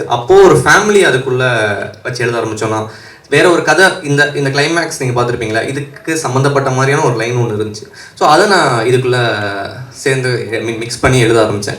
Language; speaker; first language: Tamil; native; Tamil